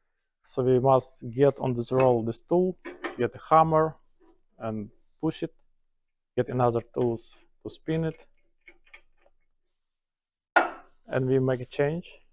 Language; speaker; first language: English; non-native, learner; Ukrainian